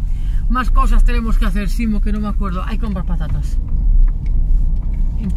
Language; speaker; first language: Spanish; native; Spanish